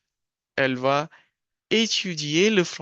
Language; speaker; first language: French; non-native, fluent; Hindi